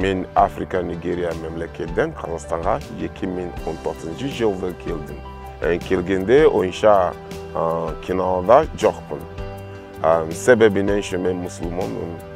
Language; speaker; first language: Kazakh; non-native, learner; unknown